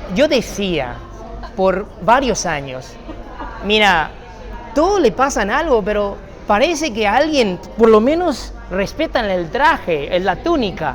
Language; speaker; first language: Spanish; non-native, fluent; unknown